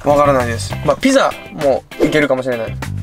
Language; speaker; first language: Japanese; native; Japanese